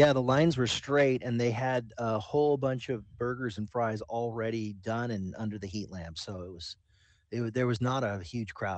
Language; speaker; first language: English; native; English